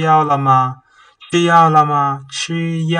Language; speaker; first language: Chinese; non-native, fluent; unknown